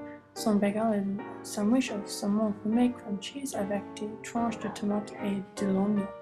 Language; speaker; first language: French; non-native, learner; English